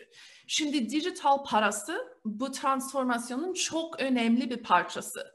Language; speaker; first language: Turkish; early bilingual, heritage; Turkish